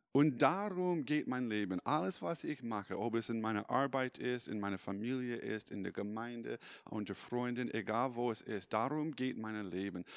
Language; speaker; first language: German; non-native, fluent; English